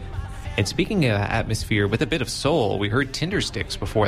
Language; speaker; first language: English; native; English